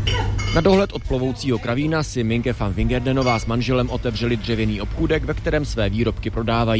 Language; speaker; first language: Czech; native; Czech